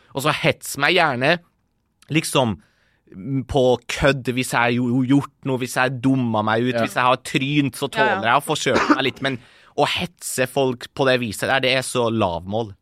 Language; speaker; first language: Norwegian; early bilingual, other home language; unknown